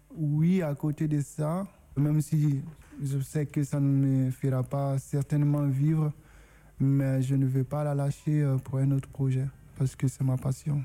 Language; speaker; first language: French; non-native, local second language; Susu